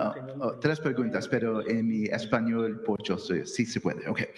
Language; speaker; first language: Spanish; early bilingual, heritage; Spanish